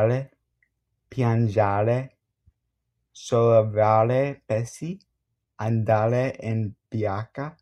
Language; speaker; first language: Italian; non-native, learner; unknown